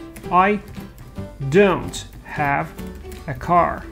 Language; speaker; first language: English; non-native, fluent; Russian